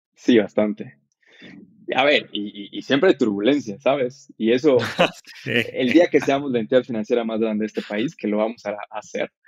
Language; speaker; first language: Spanish; native; Spanish